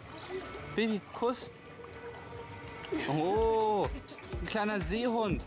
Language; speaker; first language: German; native; German